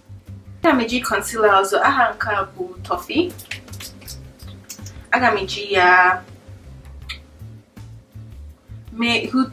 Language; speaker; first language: Igbo; early bilingual, heritage; English